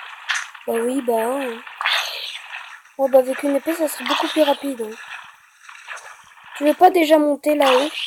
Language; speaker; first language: French; native; French